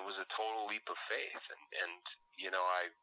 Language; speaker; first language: English; native; English